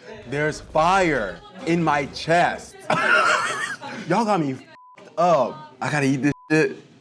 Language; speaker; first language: English; native; English